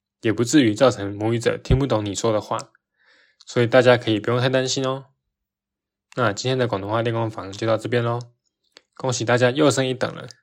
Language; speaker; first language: Chinese; native; Chinese